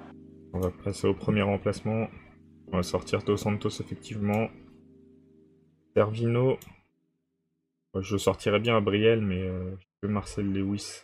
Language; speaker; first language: French; native; French